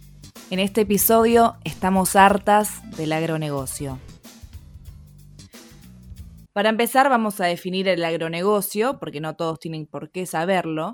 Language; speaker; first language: Spanish; native; Spanish